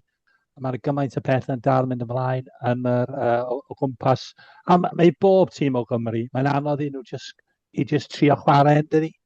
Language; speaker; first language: Welsh; non-native, local second language; English